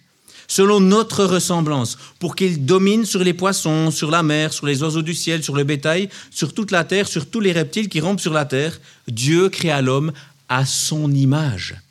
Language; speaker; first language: French; native; French